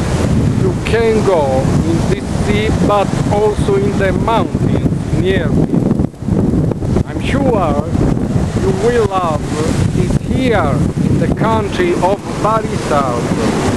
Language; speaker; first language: English; non-native, learner; Italian